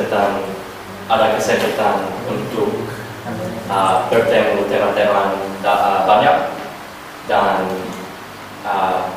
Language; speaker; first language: Indonesian; non-native, learner; English